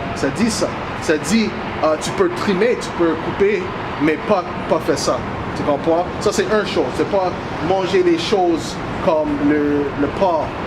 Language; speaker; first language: French; non-native, learner; English